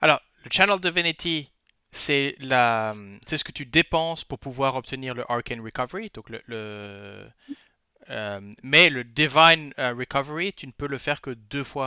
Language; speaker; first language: French; native; French